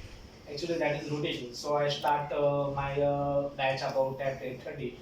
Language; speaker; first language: English; non-native, local second language; Marathi